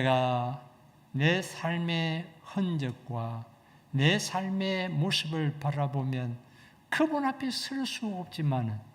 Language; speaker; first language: Korean; native; Korean